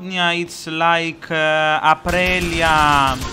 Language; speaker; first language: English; non-native, learner; Italian